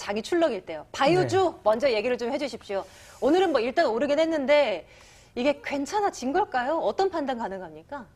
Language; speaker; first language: Korean; native; Korean